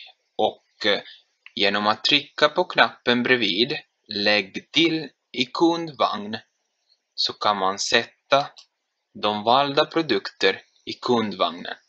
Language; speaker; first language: Swedish; non-native, fluent; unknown